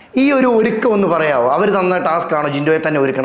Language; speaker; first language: Malayalam; native; Malayalam